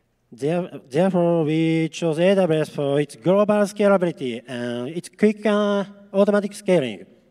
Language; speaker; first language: English; non-native, learner; Japanese